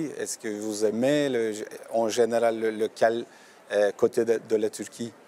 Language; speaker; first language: French; non-native, learner; Turkish